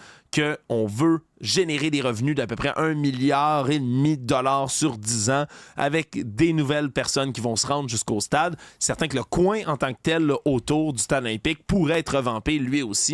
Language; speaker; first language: French; native; French